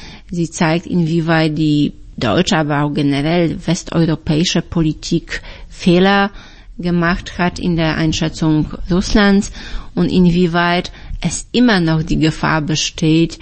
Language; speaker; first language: German; non-native, fluent; Polish